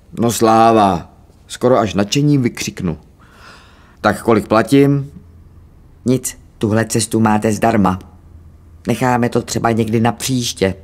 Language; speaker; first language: Czech; native; Czech